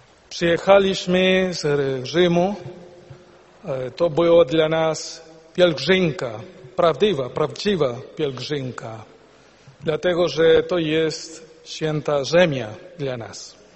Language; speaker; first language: Polish; non-native, learner; Spanish